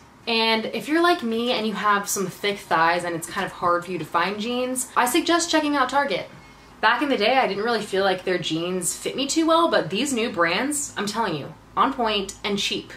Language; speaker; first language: English; native; English